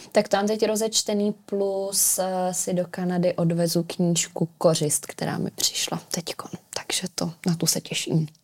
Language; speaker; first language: Czech; native; Czech